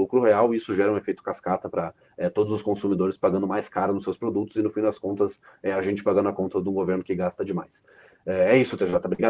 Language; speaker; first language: Portuguese; native; Portuguese